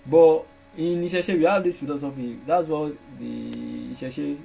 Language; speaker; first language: English; non-native, local second language; Yoruba